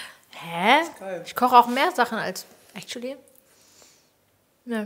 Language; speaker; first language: German; native; German